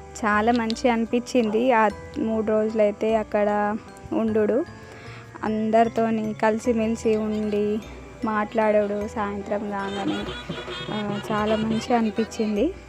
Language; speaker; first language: Telugu; non-native, local second language; Marathi